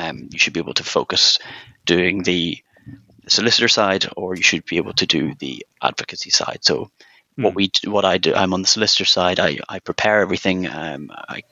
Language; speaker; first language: English; native; English